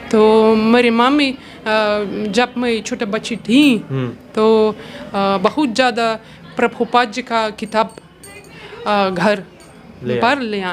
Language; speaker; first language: Hindi; non-native, learner; Russian